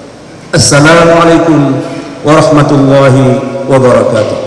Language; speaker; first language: Arabic; non-native, fluent; Indonesian